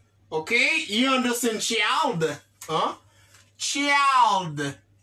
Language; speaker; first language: English; non-native, fluent; Haitian Creole